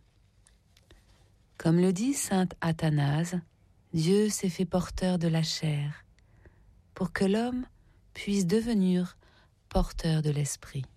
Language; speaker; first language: French; native; French